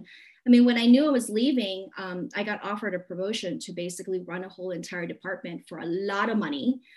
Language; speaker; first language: English; non-native, local second language; Cantonese